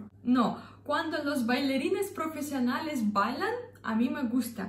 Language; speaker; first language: Spanish; non-native, fluent; Russian